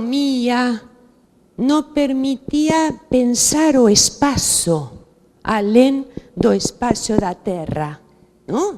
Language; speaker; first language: Portuguese; non-native, fluent; Spanish